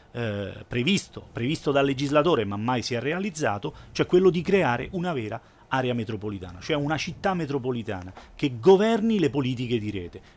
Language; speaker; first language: Italian; native; Italian